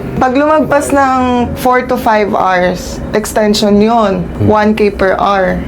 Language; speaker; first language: Filipino; non-native, local second language; Cebuano